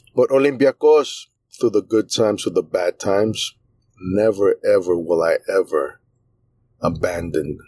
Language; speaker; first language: English; early bilingual, other home language; Greek